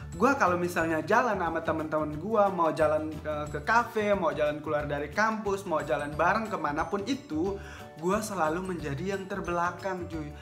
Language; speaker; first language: Indonesian; native; Indonesian